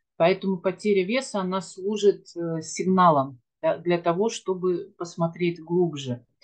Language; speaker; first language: Russian; native; Russian